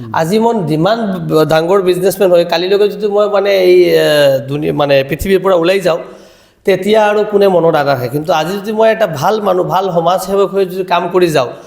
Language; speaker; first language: Assamese; non-native, local second language; Bangla